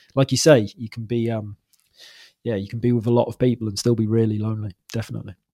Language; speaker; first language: English; native; English